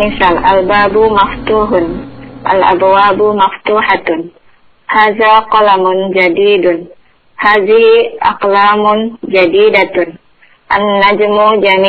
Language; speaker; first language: Arabic; non-native, learner; Indonesian